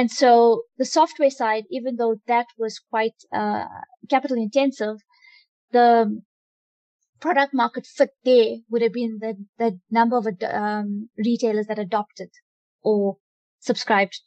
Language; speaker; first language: English; native; English